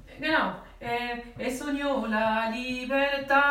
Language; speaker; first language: Italian; non-native, learner; Spanish